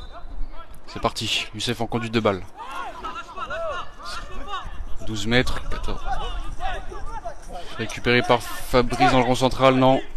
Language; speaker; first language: French; native; French